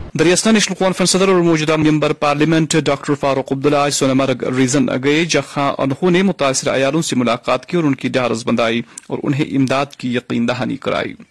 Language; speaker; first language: Urdu; non-native, local second language; Kashmiri